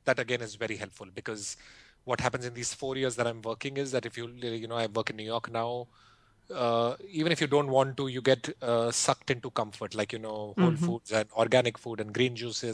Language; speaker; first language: English; non-native, local second language; Hindi